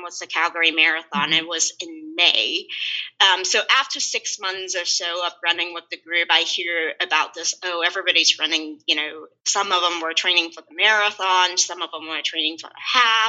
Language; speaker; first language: English; non-native, local second language; Cantonese